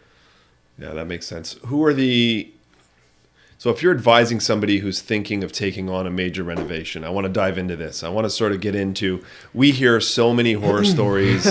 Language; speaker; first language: English; native; English